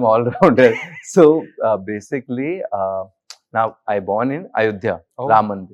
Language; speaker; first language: Telugu; non-native, learner; Hindi